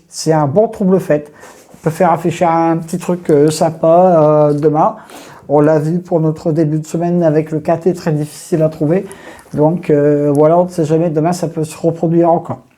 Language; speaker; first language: French; native; French